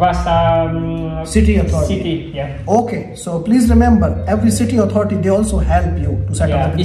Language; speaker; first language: English; non-native, local second language; Hindi